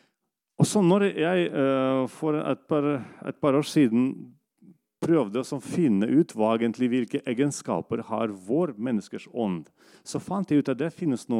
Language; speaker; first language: Norwegian; non-native, fluent; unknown